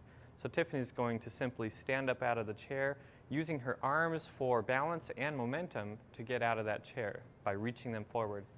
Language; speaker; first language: English; native; English